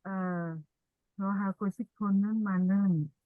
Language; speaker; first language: Korean; non-native, learner; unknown